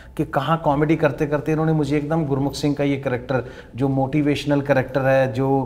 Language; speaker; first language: Hindi; non-native, local second language; Punjabi